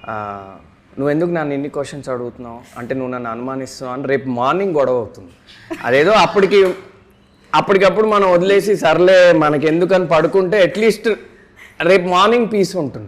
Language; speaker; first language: Telugu; native; Telugu